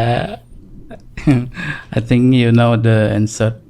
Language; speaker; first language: English; non-native, learner; Indonesian